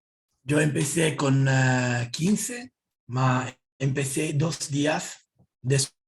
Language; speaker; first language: Spanish; non-native, learner; Italian